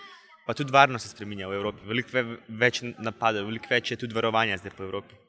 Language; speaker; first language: Slovenian; native; Slovenian